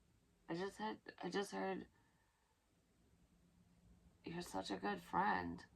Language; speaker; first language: English; native; English